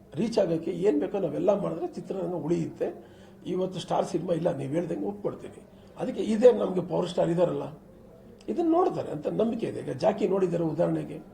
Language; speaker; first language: Kannada; native; Kannada